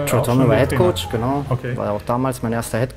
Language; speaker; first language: German; native; German